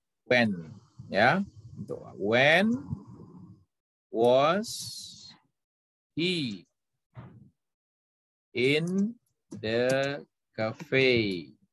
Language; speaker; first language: English; non-native, fluent; Indonesian